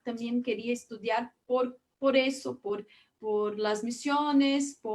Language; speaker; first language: Spanish; non-native, learner; Portuguese